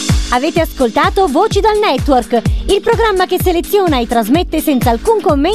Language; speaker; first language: Italian; native; Italian